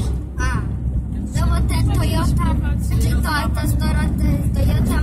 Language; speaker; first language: Polish; native; Polish